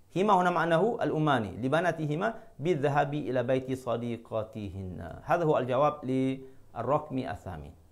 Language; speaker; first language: Arabic; non-native, fluent; Malay